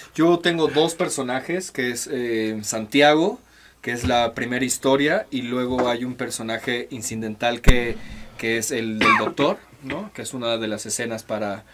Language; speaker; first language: Spanish; native; Spanish